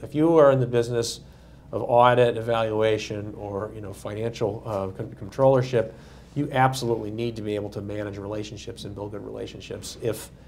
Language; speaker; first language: English; native; English